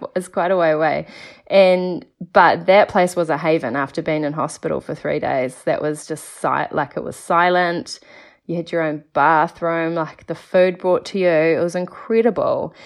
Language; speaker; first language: English; native; English